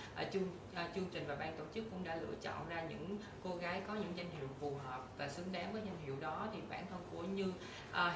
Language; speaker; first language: Vietnamese; native; Vietnamese